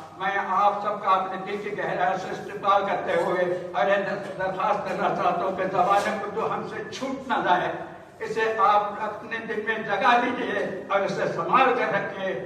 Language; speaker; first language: Urdu; native; Urdu